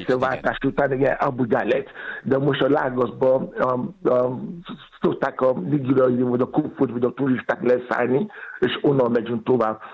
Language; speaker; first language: Hungarian; non-native, learner; Yoruba